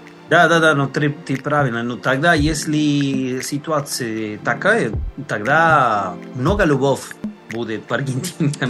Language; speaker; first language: Russian; non-native, learner; Spanish